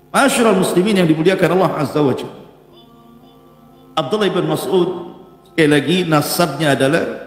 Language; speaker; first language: Indonesian; native; Indonesian